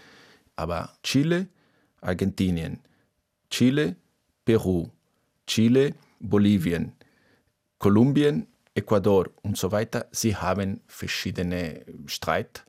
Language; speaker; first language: German; non-native, fluent; Portuguese